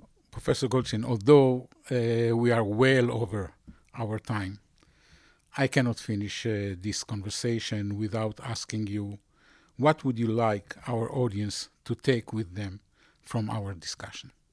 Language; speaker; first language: English; non-native, fluent; Hebrew